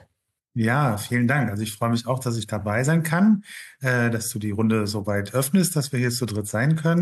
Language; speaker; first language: German; native; German